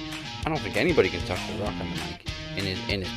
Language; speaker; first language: English; native; English